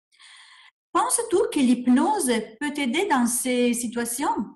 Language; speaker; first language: French; non-native, fluent; Italian